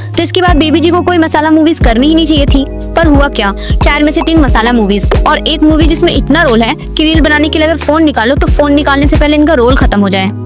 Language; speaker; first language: Hindi; native; Hindi